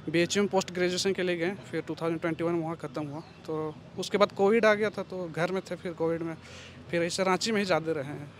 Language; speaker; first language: Hindi; native; Hindi